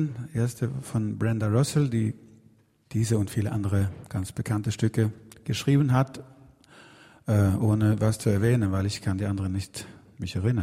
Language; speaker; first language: German; non-native, learner; Swedish